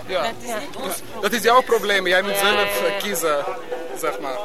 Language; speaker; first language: Dutch; non-native, learner; Armenian